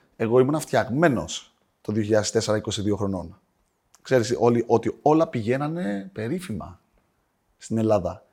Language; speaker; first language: Greek; native; Greek